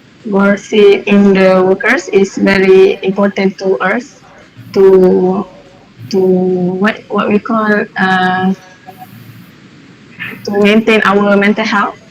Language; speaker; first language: English; non-native, learner; Malay